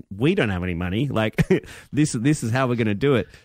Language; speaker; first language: English; native; English